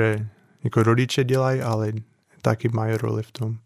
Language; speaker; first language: Czech; non-native, fluent; English